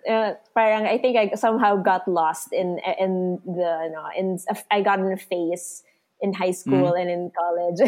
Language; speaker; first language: English; non-native, local second language; Filipino